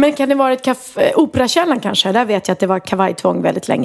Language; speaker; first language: Swedish; native; Swedish